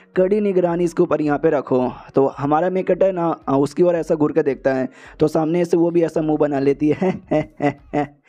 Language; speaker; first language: Hindi; native; Hindi